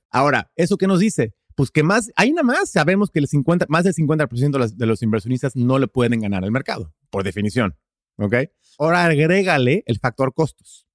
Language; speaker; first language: Spanish; early bilingual, heritage; Spanish